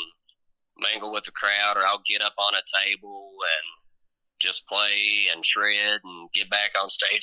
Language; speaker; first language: English; native; English